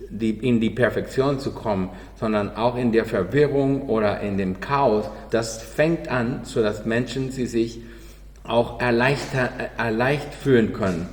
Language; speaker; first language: German; non-native, learner; Spanish